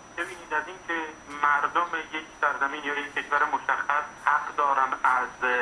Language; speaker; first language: Persian; non-native, local second language; Central Kurdish